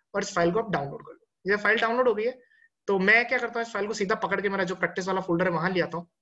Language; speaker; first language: Hindi; native; Hindi